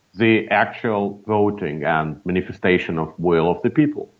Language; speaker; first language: English; non-native, fluent; Russian